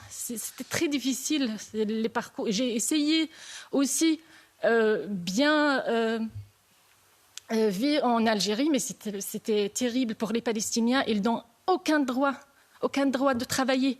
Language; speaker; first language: French; non-native, learner; Arabic